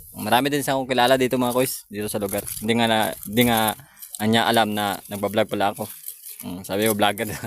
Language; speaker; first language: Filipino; non-native, local second language; Aklanon